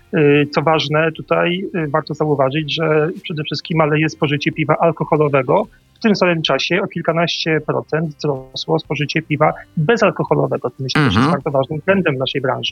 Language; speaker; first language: Polish; native; Polish